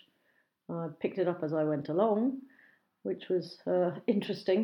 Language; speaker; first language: English; native; English